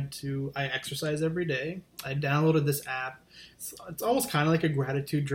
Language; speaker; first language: English; native; English